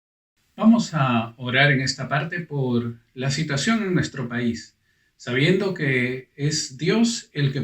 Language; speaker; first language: Spanish; native; Spanish